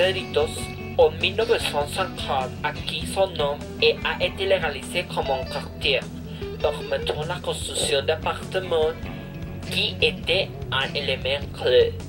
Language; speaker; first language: French; non-native, learner; Spanish